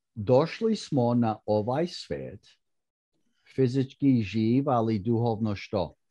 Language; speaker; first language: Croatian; early bilingual, heritage; Croatian